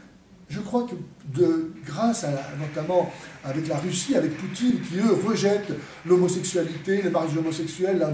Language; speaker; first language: French; native; French